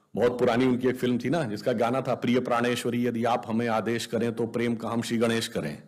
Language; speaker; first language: Hindi; native; Hindi